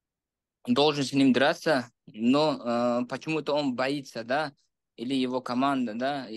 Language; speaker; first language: Russian; non-native, local second language; Uzbek